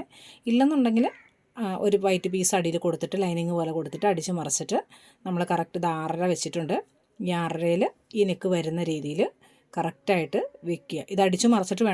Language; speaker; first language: Malayalam; native; Malayalam